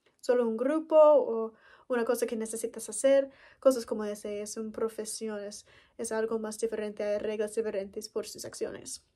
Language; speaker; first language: Spanish; non-native, learner; English